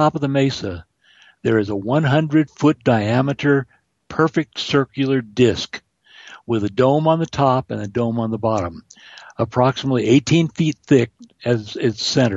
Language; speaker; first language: English; native; English